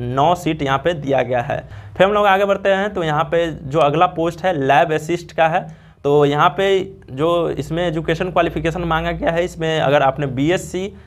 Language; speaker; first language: Hindi; native; Hindi